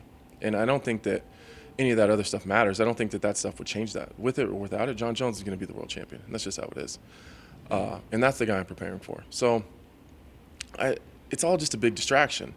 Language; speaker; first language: English; native; English